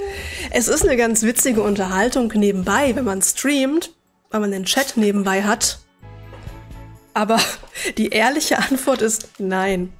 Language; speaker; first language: German; native; German